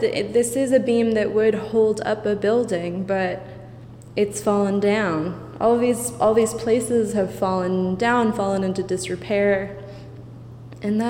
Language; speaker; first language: English; native; English